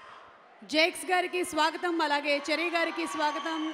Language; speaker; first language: Telugu; native; Telugu